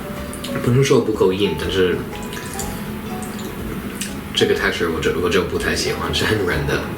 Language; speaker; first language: Chinese; non-native, fluent; English